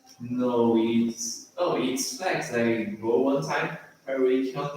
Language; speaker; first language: English; non-native, learner; Portuguese